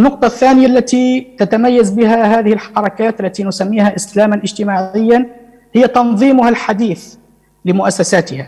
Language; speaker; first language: Arabic; native; Arabic